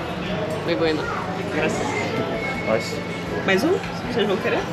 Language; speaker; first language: Spanish; non-native, learner; Portuguese